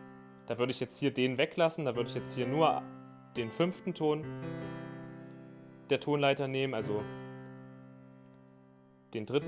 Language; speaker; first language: German; native; German